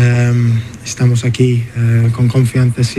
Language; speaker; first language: Spanish; non-native, learner; English